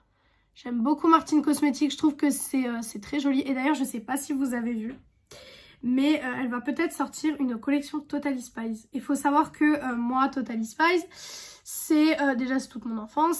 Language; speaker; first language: French; native; French